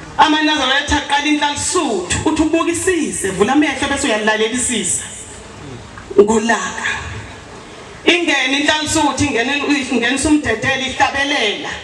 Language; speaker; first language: Zulu; native; Zulu